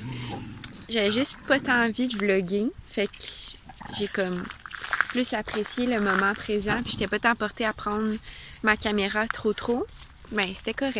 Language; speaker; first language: French; native; French